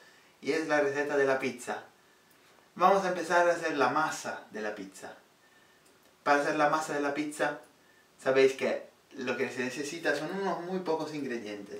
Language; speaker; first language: Spanish; non-native, fluent; Italian